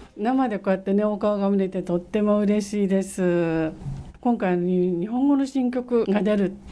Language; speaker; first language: Japanese; native; Japanese